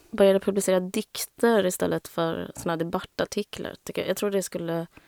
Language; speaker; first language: Swedish; native; Swedish